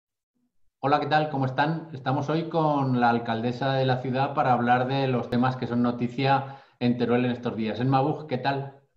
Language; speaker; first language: Spanish; native; Spanish